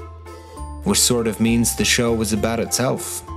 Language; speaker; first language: English; native; English